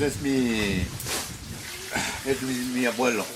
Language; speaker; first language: Spanish; non-native, local second language; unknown